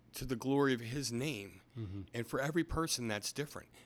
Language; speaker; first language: English; native; English